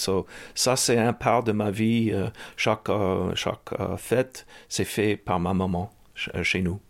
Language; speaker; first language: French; early bilingual, heritage; English